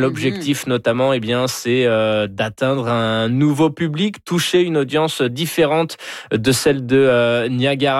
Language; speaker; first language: French; native; French